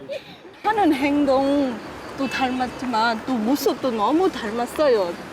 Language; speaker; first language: Korean; non-native, learner; Thai